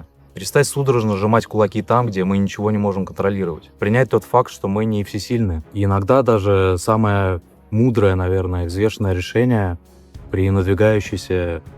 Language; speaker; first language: Russian; native; Russian